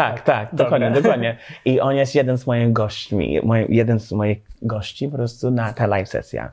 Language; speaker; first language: Polish; non-native, learner; English